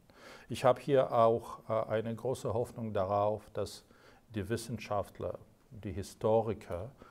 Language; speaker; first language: German; non-native, fluent; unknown